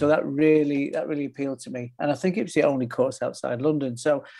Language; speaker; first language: English; native; English